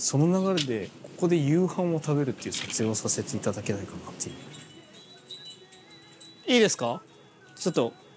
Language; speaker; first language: Japanese; native; Japanese